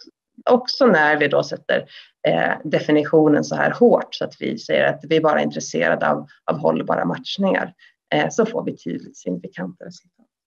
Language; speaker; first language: Swedish; native; Swedish